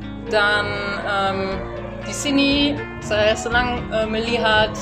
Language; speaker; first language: Indonesian; non-native, learner; German